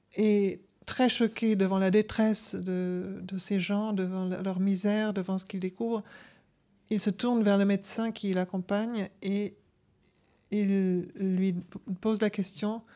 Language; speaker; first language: French; non-native, fluent; German